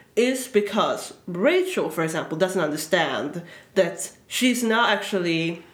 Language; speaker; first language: English; early bilingual, other home language; Swedish